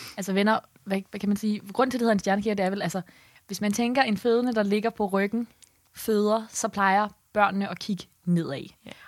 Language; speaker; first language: Danish; native; Danish